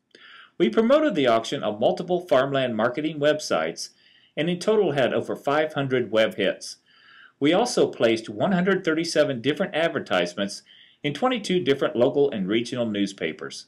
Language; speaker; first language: English; native; English